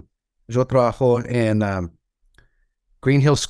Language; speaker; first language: Spanish; non-native, learner; English